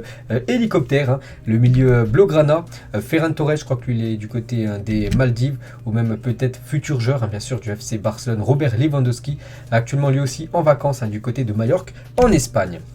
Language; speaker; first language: French; native; French